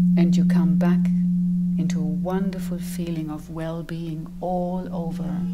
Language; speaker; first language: English; non-native, fluent; German